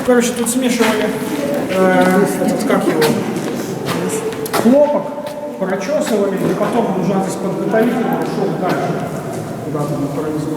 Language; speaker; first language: Russian; native; Russian